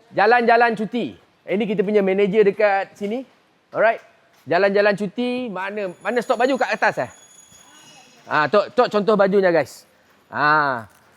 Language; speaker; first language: Malay; native; Malay